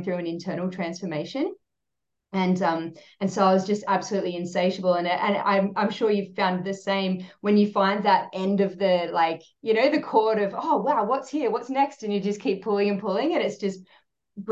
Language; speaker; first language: English; native; English